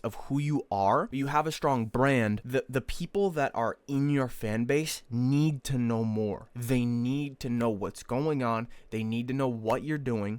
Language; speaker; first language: English; native; English